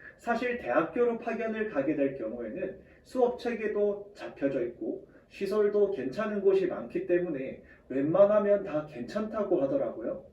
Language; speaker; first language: Korean; native; Korean